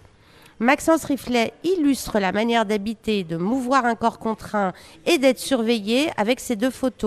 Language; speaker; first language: French; native; French